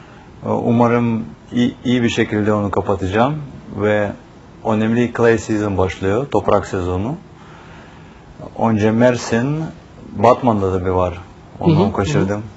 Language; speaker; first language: Turkish; non-native, fluent; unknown